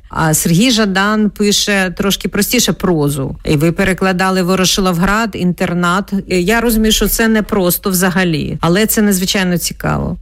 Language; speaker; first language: Ukrainian; native; Ukrainian